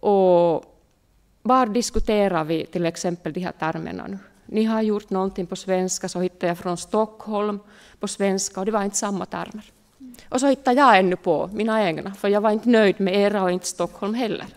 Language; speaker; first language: Swedish; non-native, local second language; Finnish